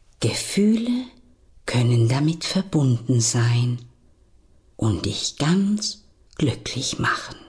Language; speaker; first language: German; native; German